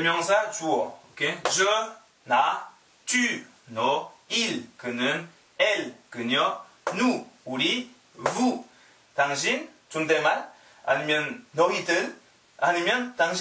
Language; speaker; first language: Korean; non-native, learner; French